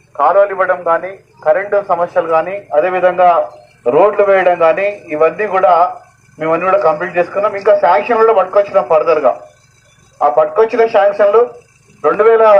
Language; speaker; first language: Telugu; native; Telugu